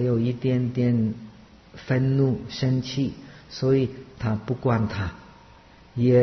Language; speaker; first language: Chinese; non-native, fluent; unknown